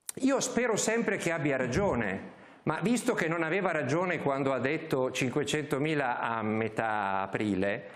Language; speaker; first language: Italian; native; Italian